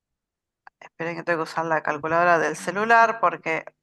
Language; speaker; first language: Spanish; native; Spanish